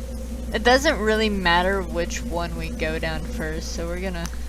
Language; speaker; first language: English; native; English